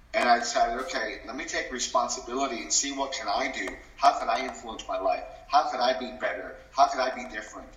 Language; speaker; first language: English; early bilingual, other home language; Spanish